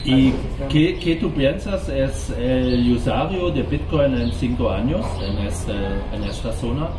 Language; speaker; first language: Spanish; non-native, learner; German